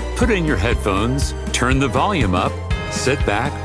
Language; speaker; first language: English; native; English